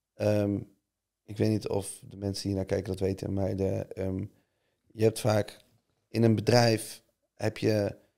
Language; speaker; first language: Dutch; native; Dutch